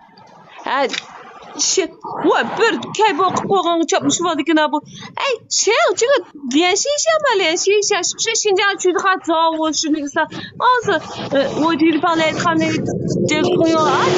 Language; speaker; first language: Chinese; non-native, local second language; Uyghur